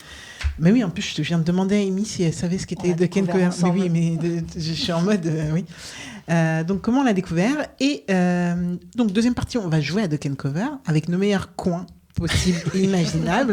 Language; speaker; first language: French; native; French